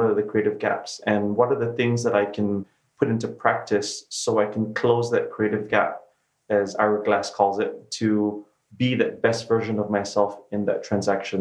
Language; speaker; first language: English; native; English